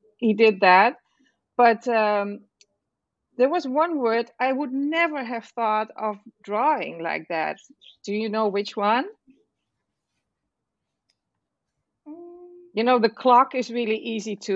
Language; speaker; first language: English; non-native, fluent; Dutch